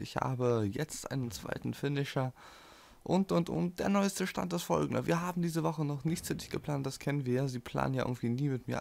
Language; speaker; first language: German; native; German